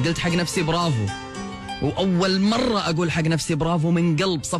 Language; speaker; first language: Arabic; native; Arabic